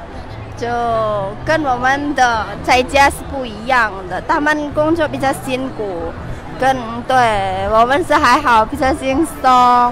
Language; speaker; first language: Chinese; non-native, learner; Indonesian